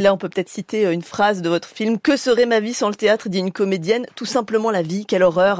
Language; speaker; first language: French; native; French